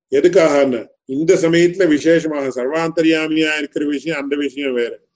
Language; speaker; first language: English; non-native, local second language; Tamil